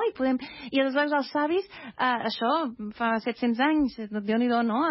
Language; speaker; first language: Catalan; non-native, fluent; Portuguese